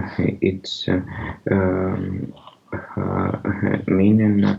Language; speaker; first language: English; non-native, learner; Russian